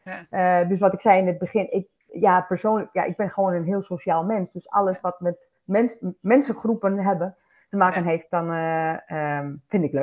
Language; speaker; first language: Dutch; non-native, fluent; Spanish